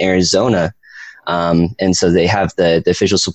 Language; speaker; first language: English; native; English